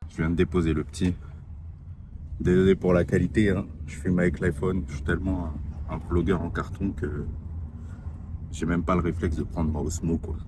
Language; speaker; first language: French; native; French